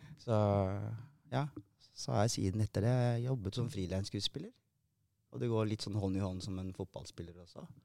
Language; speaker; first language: Norwegian; early bilingual, other home language; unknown